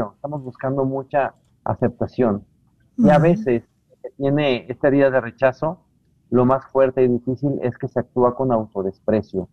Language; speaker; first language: Spanish; native; Spanish